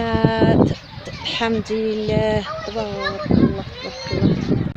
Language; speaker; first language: Arabic; native; Arabic